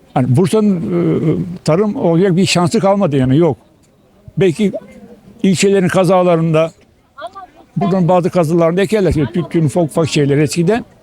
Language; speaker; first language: Turkish; early bilingual, other home language; Albanian